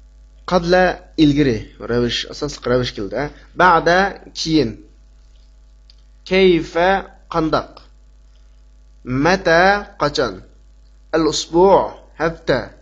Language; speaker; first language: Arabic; non-native, fluent; Uyghur